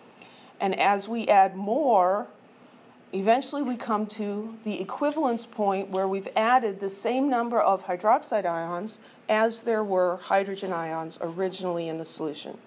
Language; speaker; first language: English; native; English